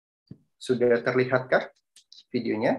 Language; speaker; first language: Indonesian; native; Indonesian